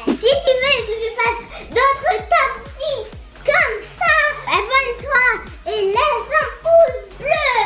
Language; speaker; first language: French; native; French